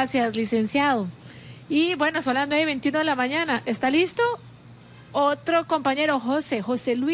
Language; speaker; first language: Spanish; native; Spanish